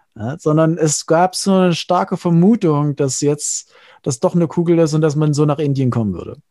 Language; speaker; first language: German; native; German